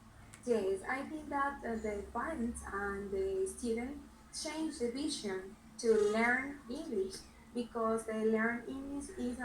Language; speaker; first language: English; non-native, learner; Spanish